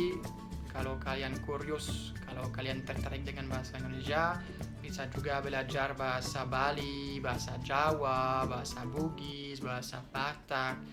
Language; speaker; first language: Indonesian; non-native, fluent; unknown